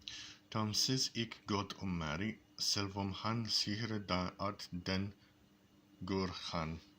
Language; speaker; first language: Danish; non-native, learner; English